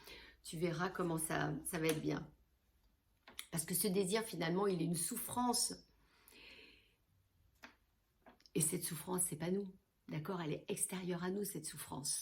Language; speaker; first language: French; native; French